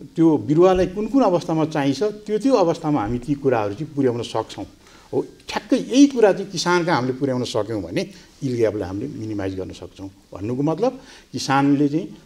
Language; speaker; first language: Nepali; native; Nepali